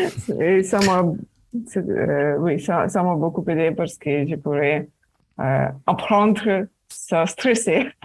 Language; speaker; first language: French; non-native, learner; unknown